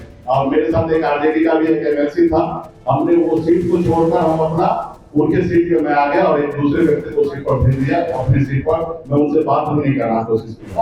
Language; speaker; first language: Hindi; native; Hindi